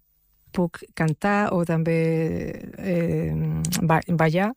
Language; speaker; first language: Catalan; non-native, local second language; Spanish